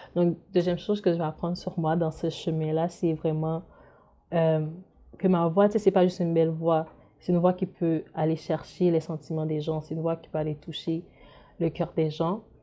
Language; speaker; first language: French; non-native, local second language; Haitian Creole